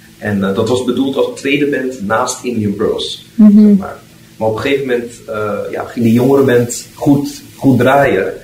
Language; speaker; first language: Dutch; native; Dutch